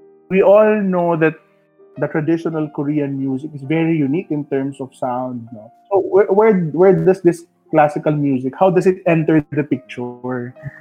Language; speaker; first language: English; non-native, local second language; Filipino